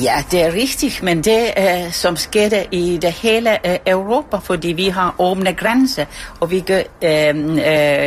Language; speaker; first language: Danish; non-native, fluent; Estonian